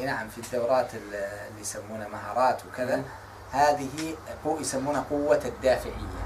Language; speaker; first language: Arabic; native; Arabic